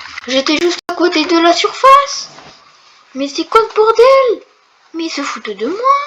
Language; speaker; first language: French; native; French